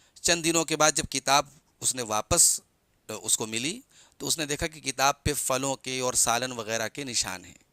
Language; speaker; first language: Urdu; native; Urdu